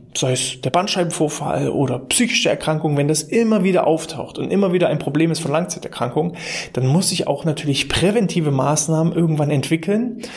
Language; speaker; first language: German; native; German